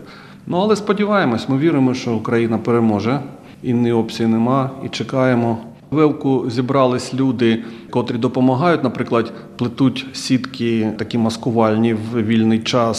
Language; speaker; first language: Ukrainian; non-native, local second language; Russian